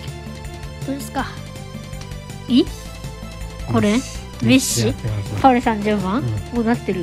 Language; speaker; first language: Japanese; native; Japanese